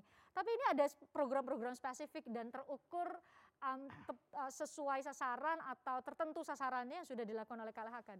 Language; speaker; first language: Indonesian; native; Indonesian